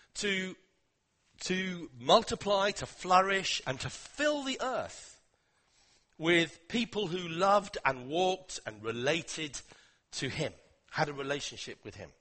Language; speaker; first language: English; native; English